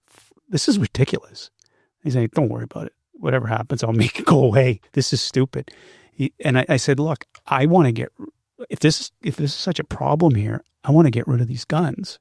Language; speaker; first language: English; native; English